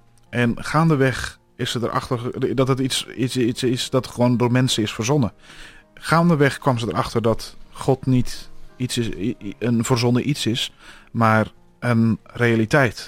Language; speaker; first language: Dutch; native; Dutch